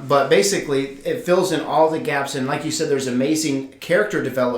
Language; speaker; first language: English; native; English